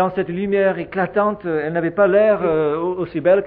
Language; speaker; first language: French; native; French